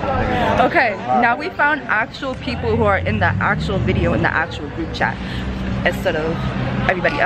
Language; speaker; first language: English; native; English